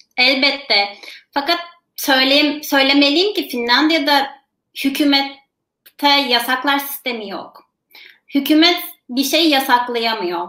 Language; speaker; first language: Turkish; native; Turkish